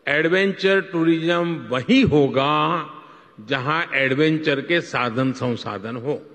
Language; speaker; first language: Hindi; non-native, local second language; Gujarati